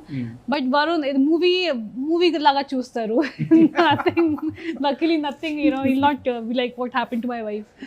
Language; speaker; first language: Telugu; non-native, local second language; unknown